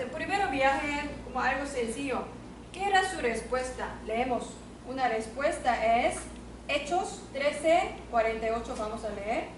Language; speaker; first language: Spanish; non-native, learner; Korean